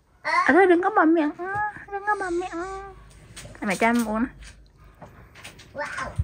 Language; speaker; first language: Vietnamese; native; Vietnamese